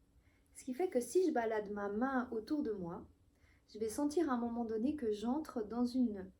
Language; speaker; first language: French; native; French